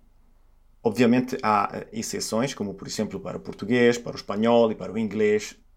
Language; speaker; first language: Portuguese; non-native, fluent; Italian